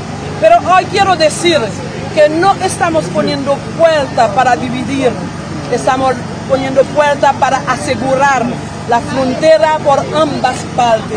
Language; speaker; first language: Spanish; non-native, fluent; Haitian Creole